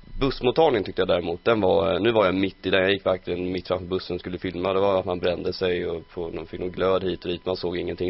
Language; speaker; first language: Swedish; native; Swedish